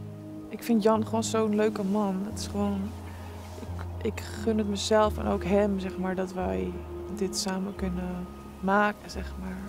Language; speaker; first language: Dutch; native; Dutch